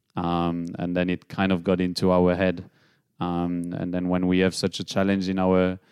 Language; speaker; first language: English; non-native, fluent; French